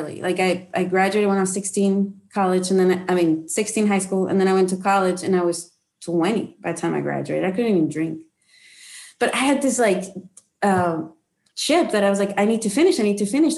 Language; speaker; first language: English; non-native, fluent; Spanish